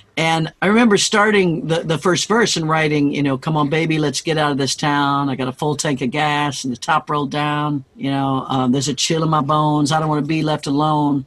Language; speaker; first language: English; native; English